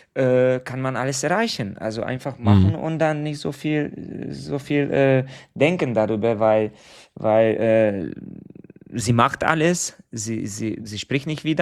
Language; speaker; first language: German; non-native, fluent; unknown